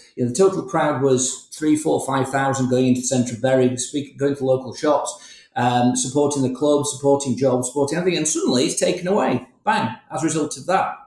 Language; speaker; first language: English; native; English